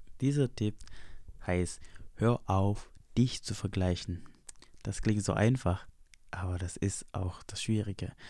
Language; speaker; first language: German; non-native, fluent; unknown